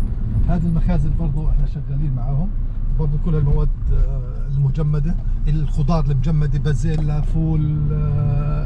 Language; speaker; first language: Arabic; native; Arabic